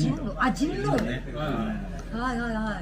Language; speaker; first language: Japanese; non-native, learner; Korean